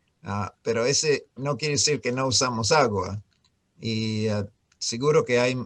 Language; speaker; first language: Spanish; non-native, fluent; English